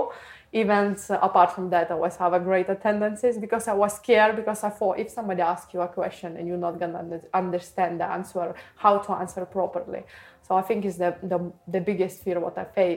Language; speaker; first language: English; non-native, learner; Lithuanian